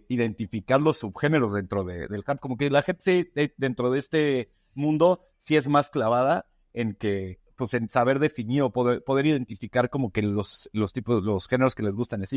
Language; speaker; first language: Spanish; native; Spanish